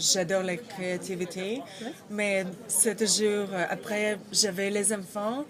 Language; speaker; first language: French; non-native, learner; Russian